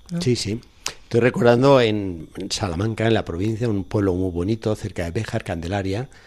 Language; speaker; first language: Spanish; native; Spanish